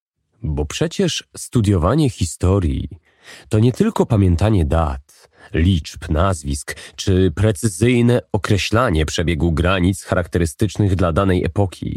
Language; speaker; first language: Polish; native; Polish